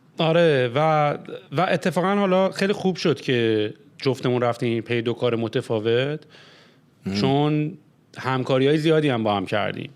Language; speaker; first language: Persian; early bilingual, heritage; Persian